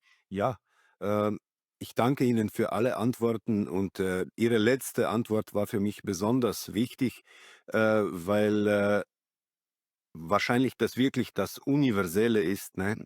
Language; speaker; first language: German; non-native, fluent; Slovenian